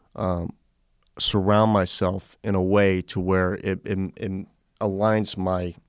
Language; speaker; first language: English; native; English